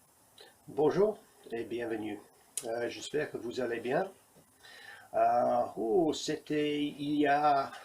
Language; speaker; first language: French; non-native, learner; English